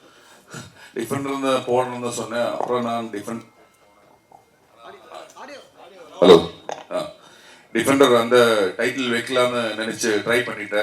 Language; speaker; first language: Tamil; non-native, learner; Malayalam